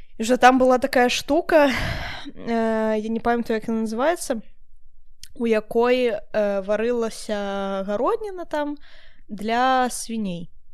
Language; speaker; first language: Belarusian; non-native, local second language; Russian